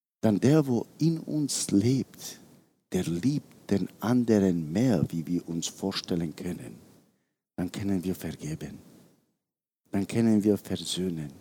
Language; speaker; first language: German; non-native, fluent; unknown